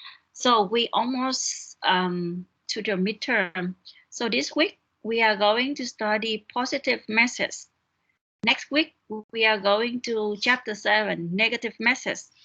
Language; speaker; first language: English; non-native, local second language; Vietnamese